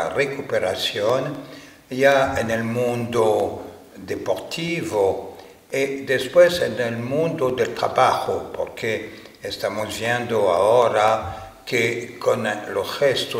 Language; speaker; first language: Spanish; non-native, fluent; French